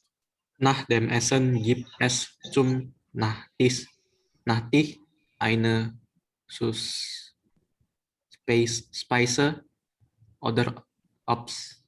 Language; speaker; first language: German; non-native, learner; Indonesian